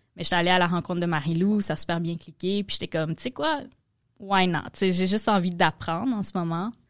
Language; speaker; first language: French; native; French